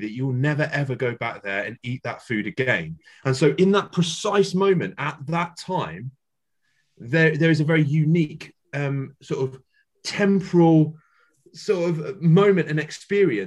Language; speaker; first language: English; native; English